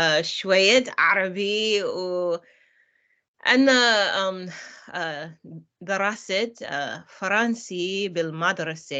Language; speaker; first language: Arabic; non-native, learner; English